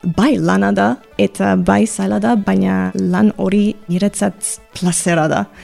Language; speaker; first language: Basque; non-native, learner; English